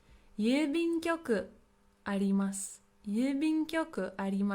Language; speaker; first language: Japanese; non-native, fluent; English